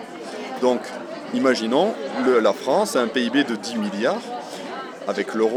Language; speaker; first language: French; native; French